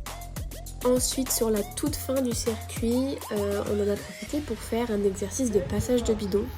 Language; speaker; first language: French; native; French